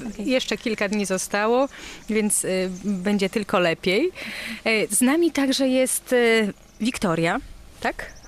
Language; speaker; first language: Polish; native; Polish